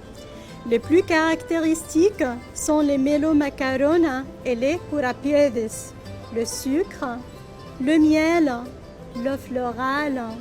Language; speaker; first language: French; non-native, local second language; Arabic